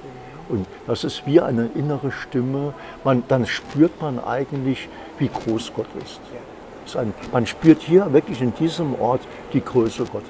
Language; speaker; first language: German; native; German